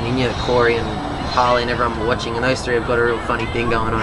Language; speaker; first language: English; native; English